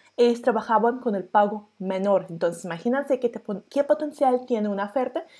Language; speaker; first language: Spanish; non-native, fluent; Russian